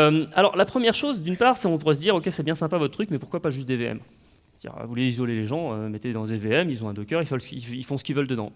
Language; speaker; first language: French; native; French